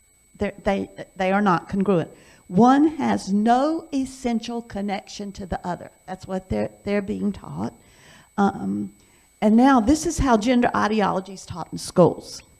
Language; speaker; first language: English; native; English